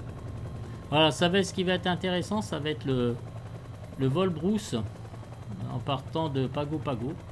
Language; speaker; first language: French; native; French